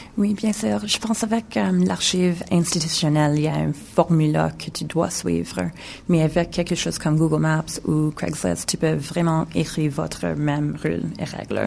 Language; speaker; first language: French; non-native, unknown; English